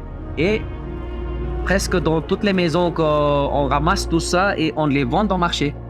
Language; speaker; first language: French; non-native, fluent; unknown